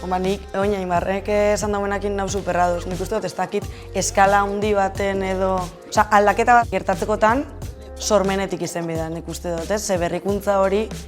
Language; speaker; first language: Basque; native; Basque